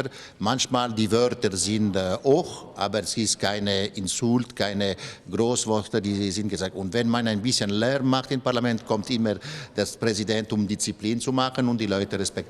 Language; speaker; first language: German; non-native, local second language; French